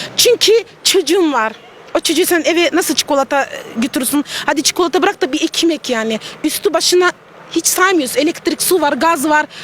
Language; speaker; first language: Turkish; non-native, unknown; Russian